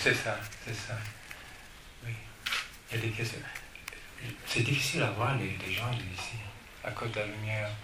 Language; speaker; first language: French; non-native, fluent; English